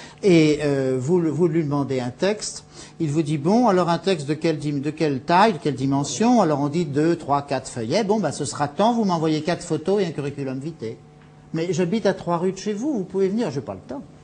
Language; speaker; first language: French; native; French